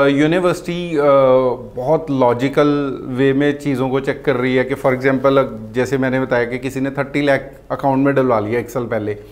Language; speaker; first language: Hindi; non-native, local second language; Punjabi